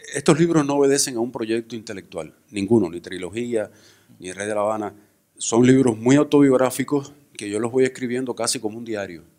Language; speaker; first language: Spanish; native; Spanish